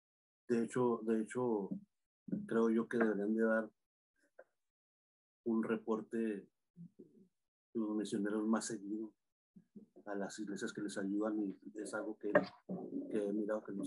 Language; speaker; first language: Spanish; native; Spanish